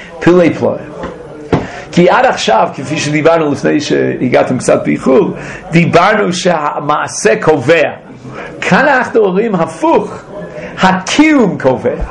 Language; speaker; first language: Hebrew; non-native, fluent; English